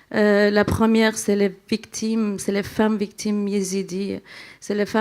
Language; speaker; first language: French; non-native, fluent; Central Kurdish